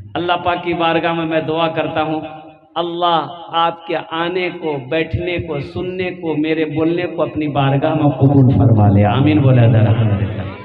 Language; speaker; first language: Hindi; non-native, local second language; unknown